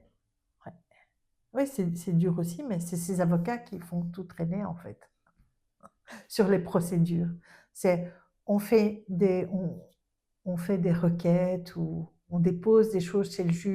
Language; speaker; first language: French; early bilingual, other home language; Albanian